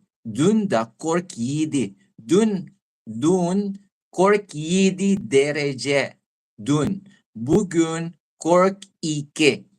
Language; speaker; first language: Turkish; non-native, learner; Filipino